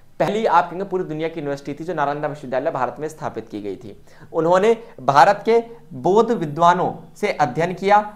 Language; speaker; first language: Hindi; native; Hindi